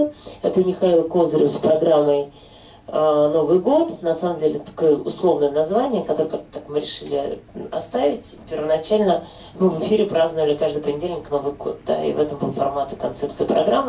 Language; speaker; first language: Russian; native; Russian